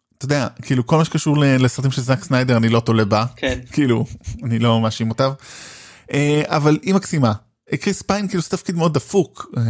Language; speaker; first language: Hebrew; native; Hebrew